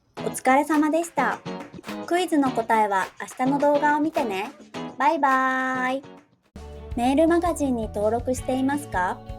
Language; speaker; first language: Japanese; native; Japanese